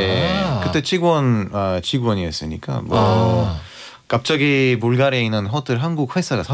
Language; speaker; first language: Korean; non-native, fluent; Bulgarian